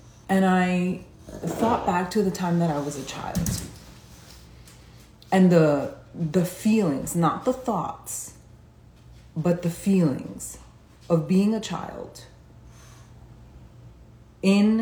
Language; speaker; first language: English; native; English